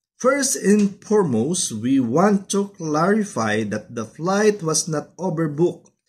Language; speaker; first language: English; non-native, local second language; Filipino